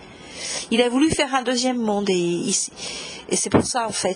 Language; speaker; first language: French; native; French